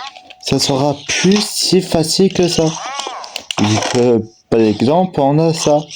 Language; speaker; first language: French; native; French